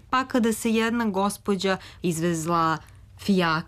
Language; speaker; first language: Serbian; native; Serbian